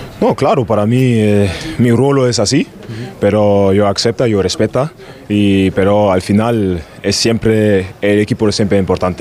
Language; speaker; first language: Spanish; non-native, learner; German